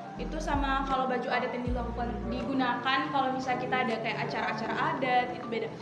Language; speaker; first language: Indonesian; native; Indonesian